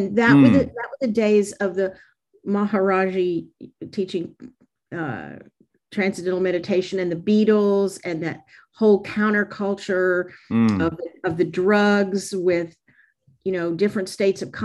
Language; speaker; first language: English; native; English